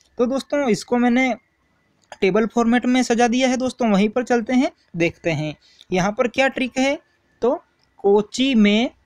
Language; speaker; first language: Hindi; native; Hindi